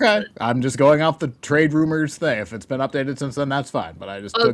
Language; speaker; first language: English; native; English